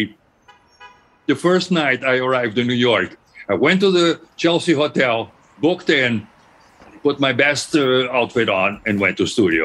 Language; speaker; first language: English; non-native, fluent; German